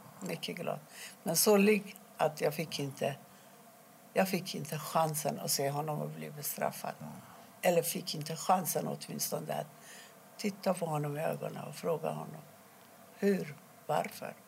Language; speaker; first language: Swedish; non-native, fluent; Persian